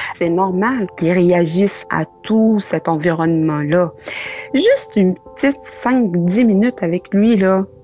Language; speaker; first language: French; non-native, local second language; Arabic